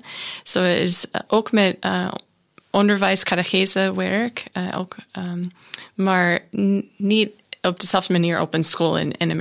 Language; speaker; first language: Dutch; non-native, learner; English